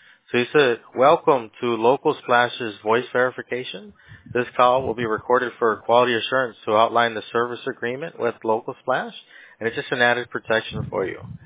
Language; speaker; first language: English; early bilingual, other home language; Spanish